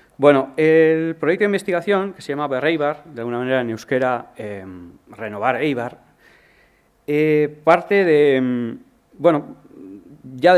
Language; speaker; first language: Spanish; native; Spanish